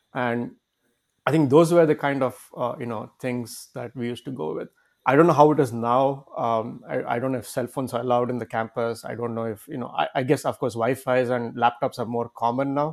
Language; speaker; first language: English; non-native, local second language; Kannada